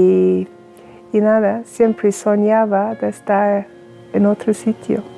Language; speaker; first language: Spanish; non-native, fluent; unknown